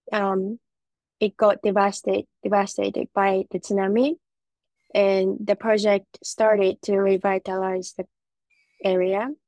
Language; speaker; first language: English; non-native, fluent; Japanese